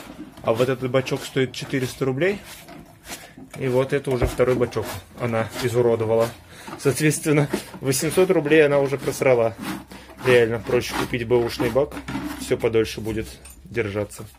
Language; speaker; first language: Russian; native; Russian